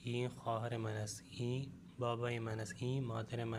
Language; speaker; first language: Persian; non-native, fluent; Urdu